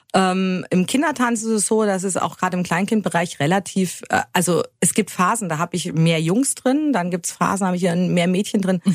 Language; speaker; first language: German; native; German